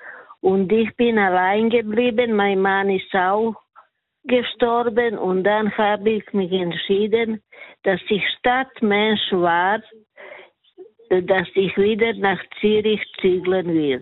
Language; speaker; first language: German; non-native, learner; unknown